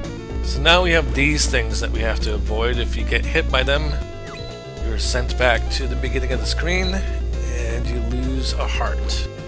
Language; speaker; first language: English; native; English